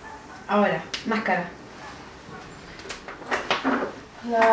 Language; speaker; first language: Spanish; native; Spanish